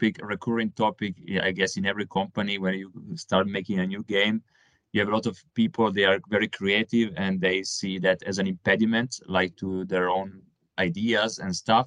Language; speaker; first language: English; non-native, fluent; Italian